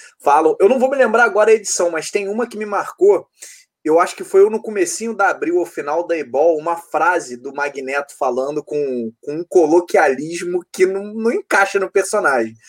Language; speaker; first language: Portuguese; native; Portuguese